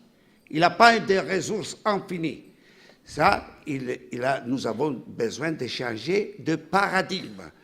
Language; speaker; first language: French; non-native, fluent; Italian